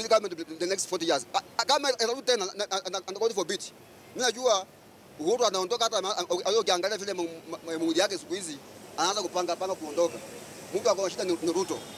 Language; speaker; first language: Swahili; non-native, local second language; Luyia